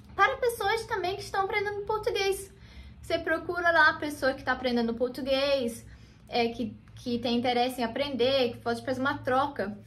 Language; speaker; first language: Portuguese; non-native, fluent; English